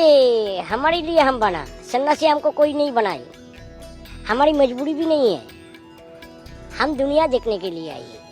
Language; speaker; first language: Hindi; non-native, local second language; Assamese